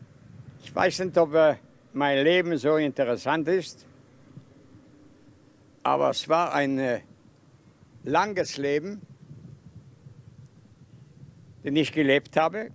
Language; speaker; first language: German; non-native, fluent; Yiddish